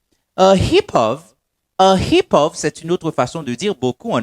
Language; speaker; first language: French; non-native, local second language; Haitian Creole